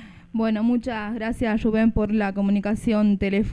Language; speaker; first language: Spanish; native; Spanish